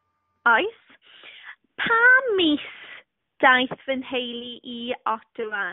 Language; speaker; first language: Welsh; non-native, learner; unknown